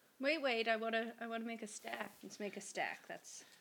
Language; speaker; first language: English; native; English